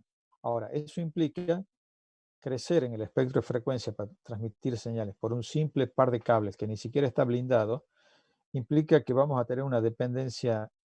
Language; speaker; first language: Spanish; native; Spanish